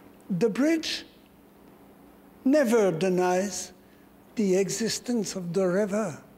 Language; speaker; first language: English; non-native, fluent; French